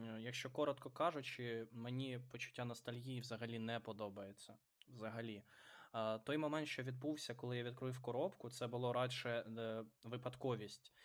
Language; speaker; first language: Ukrainian; non-native, local second language; Russian